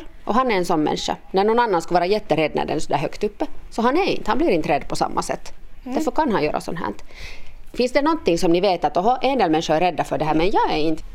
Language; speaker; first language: Swedish; native; Swedish